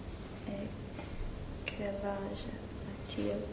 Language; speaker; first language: French; non-native, learner; English